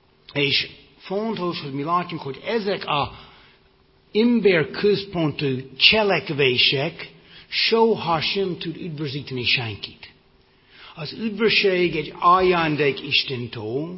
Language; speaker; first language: Hungarian; non-native, fluent; English